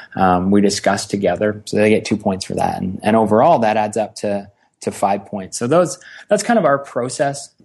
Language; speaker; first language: English; native; English